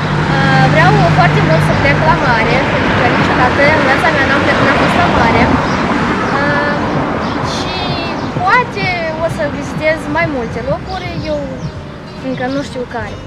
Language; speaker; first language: Romanian; native; Romanian